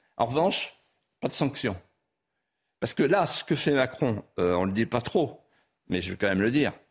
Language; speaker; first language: French; non-native, local second language; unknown